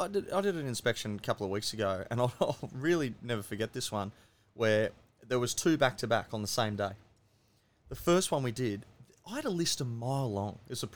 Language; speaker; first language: English; native; English